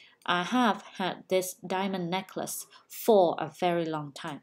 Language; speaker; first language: English; non-native, local second language; Cantonese